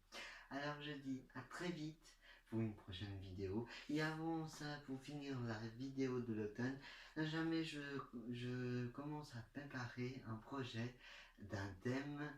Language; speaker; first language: French; non-native, learner; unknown